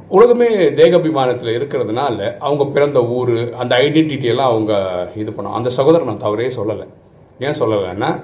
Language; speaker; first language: Tamil; non-native, local second language; Malayalam